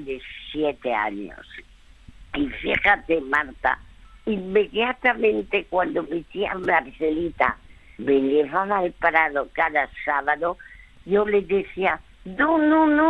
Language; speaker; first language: Spanish; early bilingual, other home language; French